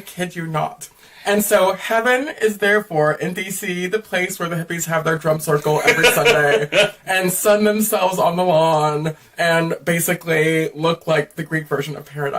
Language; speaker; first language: English; native; English